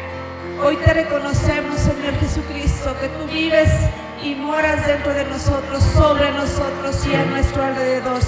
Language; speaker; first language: Spanish; native; Spanish